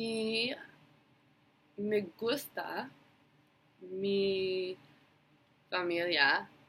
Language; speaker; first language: Spanish; non-native, learner; English